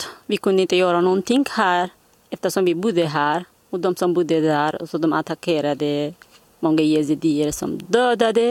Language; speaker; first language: Swedish; non-native, learner; Kurdish